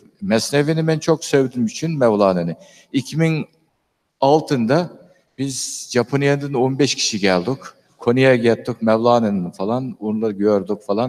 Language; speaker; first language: Turkish; non-native, learner; Uyghur